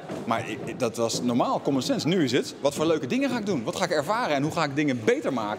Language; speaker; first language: Dutch; native; Dutch